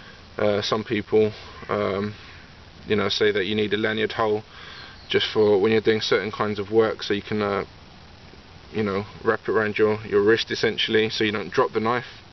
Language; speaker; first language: English; native; English